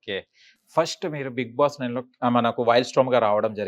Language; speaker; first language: Telugu; native; Telugu